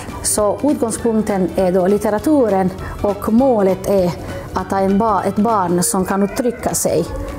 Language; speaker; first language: Swedish; non-native, local second language; Finnish